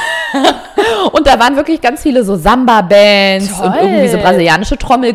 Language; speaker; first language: German; native; German